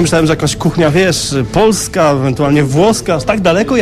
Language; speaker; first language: Polish; native; Polish